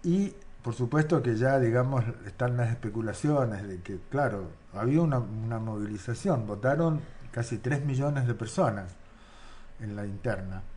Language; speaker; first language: Spanish; native; Spanish